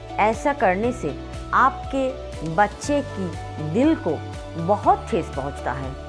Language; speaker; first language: Hindi; non-native, local second language; Bangla